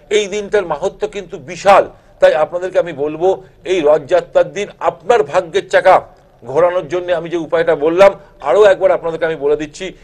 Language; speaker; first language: Bangla; native; Bangla